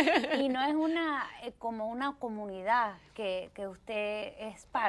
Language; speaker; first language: Spanish; early bilingual, heritage; Spanish